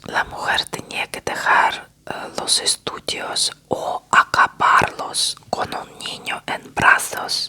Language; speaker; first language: Spanish; non-native, fluent; Russian